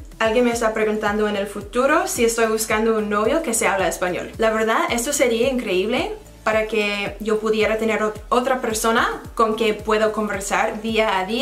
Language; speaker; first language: Spanish; non-native, fluent; English